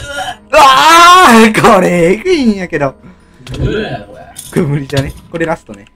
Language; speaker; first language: Japanese; native; Japanese